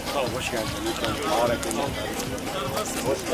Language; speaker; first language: Turkish; non-native, local second language; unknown